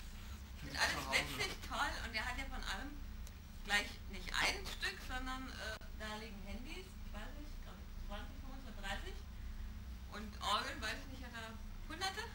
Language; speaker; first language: German; native; German